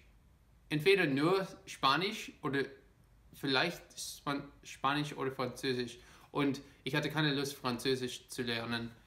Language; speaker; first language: German; non-native, fluent; English